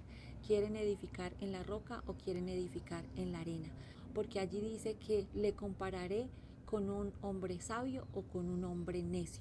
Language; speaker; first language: Spanish; native; Spanish